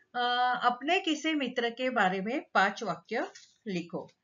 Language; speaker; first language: Hindi; non-native, local second language; Marathi